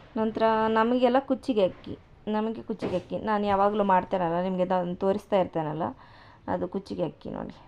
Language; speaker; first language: Kannada; non-native, local second language; Tulu